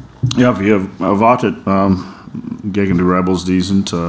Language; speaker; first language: German; non-native, fluent; English